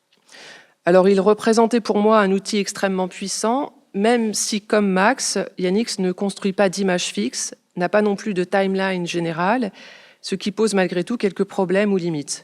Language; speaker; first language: French; native; French